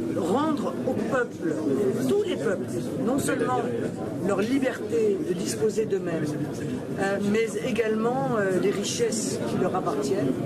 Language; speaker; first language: French; native; French